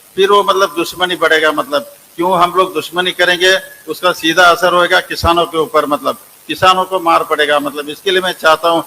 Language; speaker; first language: Hindi; non-native, local second language; Kannada